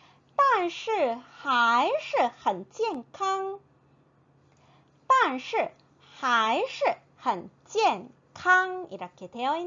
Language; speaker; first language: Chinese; non-native, fluent; Korean